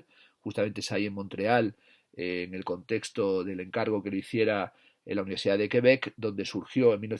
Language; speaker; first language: Spanish; native; Spanish